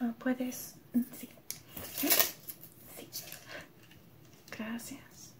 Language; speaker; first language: Spanish; non-native, learner; English